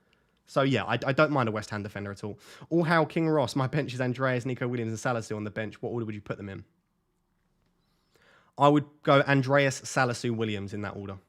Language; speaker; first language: English; native; English